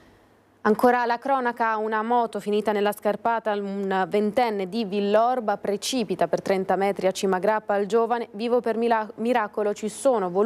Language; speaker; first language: Italian; native; Italian